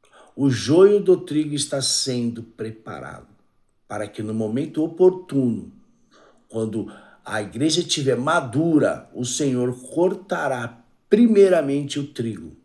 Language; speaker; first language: Portuguese; native; Portuguese